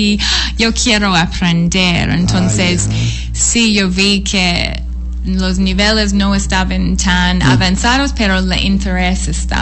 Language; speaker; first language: Spanish; non-native, fluent; English